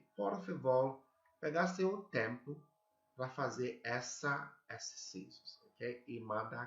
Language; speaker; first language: Portuguese; non-native, learner; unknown